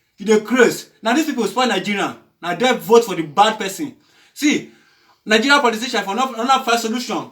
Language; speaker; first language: Nigerian Pidgin; non-native, local second language; Yoruba